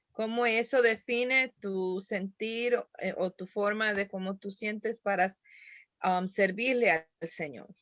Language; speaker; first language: Spanish; early bilingual, heritage; Spanish